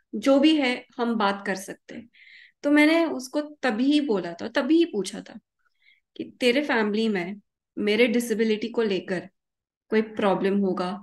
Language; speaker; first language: Hindi; early bilingual, heritage; Hindi